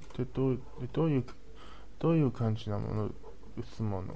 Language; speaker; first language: Japanese; non-native, learner; Chinese